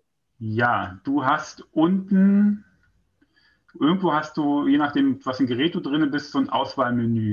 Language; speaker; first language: German; native; German